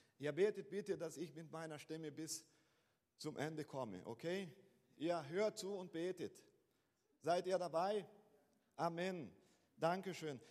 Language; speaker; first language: German; non-native, fluent; Portuguese